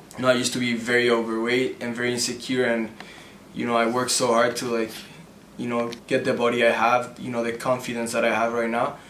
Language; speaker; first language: English; early bilingual, other home language; Spanish